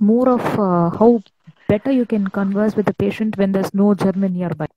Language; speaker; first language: English; non-native, local second language; Tamil